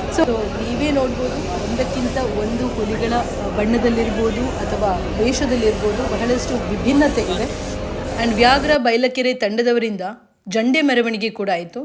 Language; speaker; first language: Kannada; non-native, local second language; Konkani